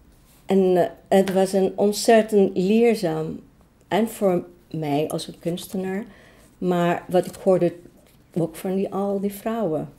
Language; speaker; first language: Dutch; non-native, fluent; Greek